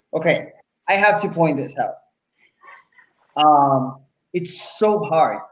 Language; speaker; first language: English; non-native, fluent; Spanish